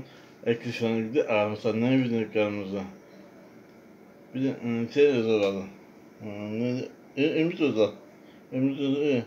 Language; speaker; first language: Turkish; non-native, learner; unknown